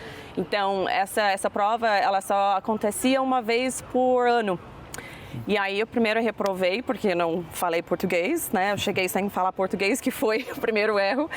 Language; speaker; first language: Portuguese; non-native, fluent; English